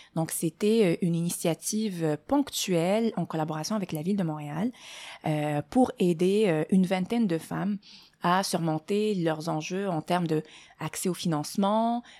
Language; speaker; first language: French; non-native, local second language; Arabic